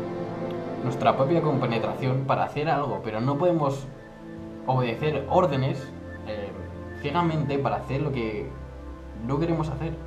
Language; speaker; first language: Spanish; native; Spanish